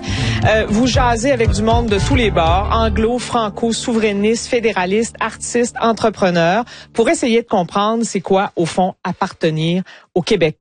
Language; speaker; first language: French; native; French